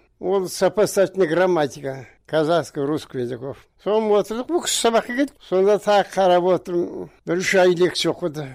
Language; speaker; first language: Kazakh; native; Kazakh